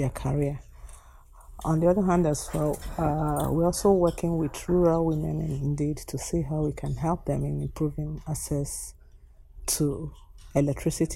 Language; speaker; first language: English; non-native, local second language; Igbo